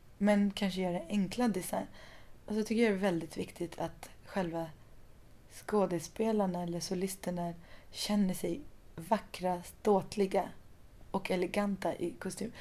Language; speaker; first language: Swedish; early bilingual, other home language; Persian